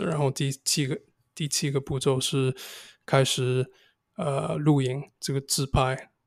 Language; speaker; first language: Chinese; non-native, fluent; English